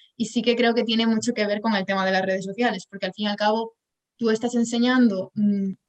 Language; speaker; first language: Spanish; native; Spanish